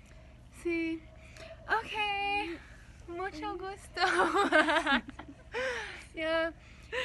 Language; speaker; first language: Spanish; non-native, learner; English